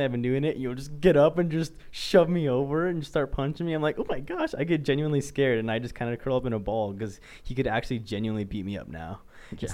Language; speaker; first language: English; native; English